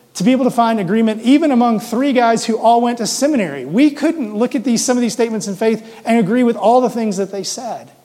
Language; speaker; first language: English; native; English